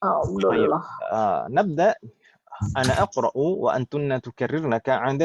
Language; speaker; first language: Arabic; non-native, fluent; Indonesian